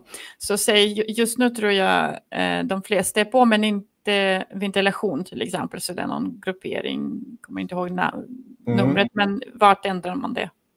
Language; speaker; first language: Swedish; non-native, fluent; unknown